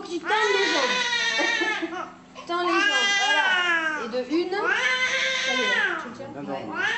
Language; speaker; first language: French; native; French